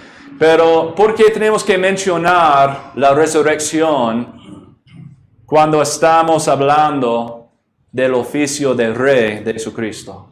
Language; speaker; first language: Spanish; non-native, fluent; English